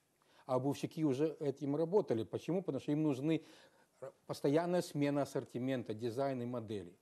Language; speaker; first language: Russian; native; Russian